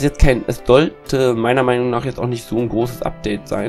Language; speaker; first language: German; native; German